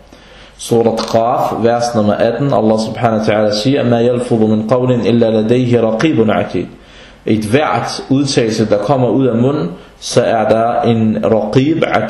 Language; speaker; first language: Danish; early bilingual, other home language; Arabic